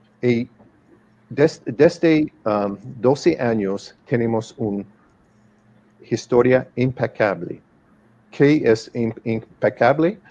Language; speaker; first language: Spanish; non-native, fluent; English